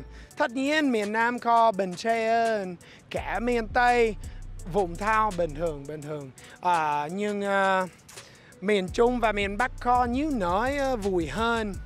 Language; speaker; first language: Vietnamese; non-native, fluent; English